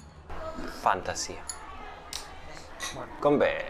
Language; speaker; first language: Spanish; non-native, learner; Korean